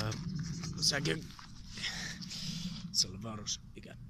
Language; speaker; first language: Hungarian; non-native, learner; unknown